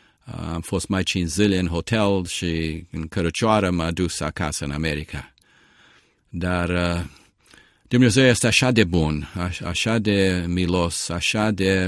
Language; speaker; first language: Romanian; early bilingual, heritage; Romanian